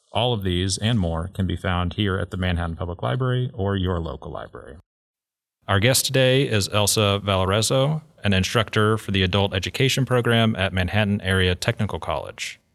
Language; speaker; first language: English; native; English